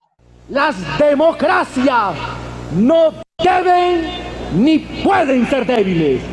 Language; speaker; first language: Spanish; native; Spanish